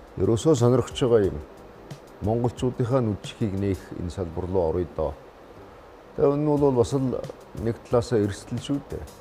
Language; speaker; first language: Mongolian; native; Mongolian